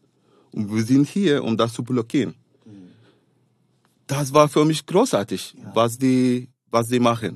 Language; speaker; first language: German; non-native, fluent; Arabic